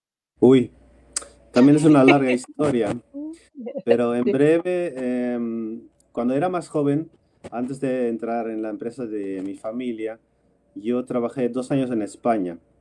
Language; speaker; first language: Spanish; non-native, fluent; Dutch